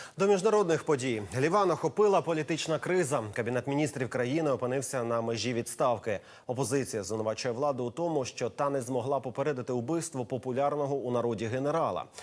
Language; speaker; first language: Ukrainian; native; Ukrainian